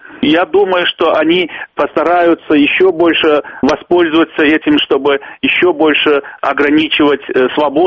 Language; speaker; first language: Russian; native; Russian